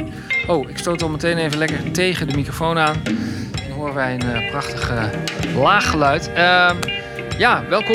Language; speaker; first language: Dutch; native; Dutch